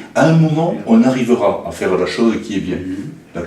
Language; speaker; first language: French; native; French